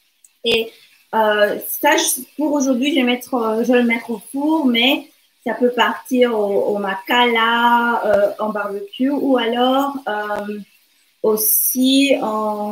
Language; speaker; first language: French; non-native, local second language; Lingala